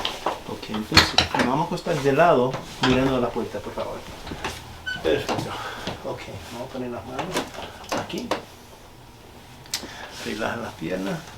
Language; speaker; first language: Spanish; early bilingual, heritage; Spanish